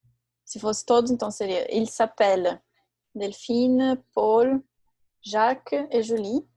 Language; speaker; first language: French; non-native, fluent; Portuguese